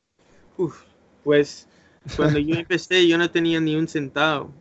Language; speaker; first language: Spanish; early bilingual, heritage; English